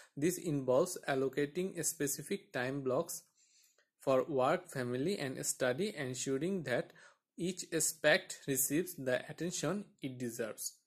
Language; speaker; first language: English; non-native, local second language; Bangla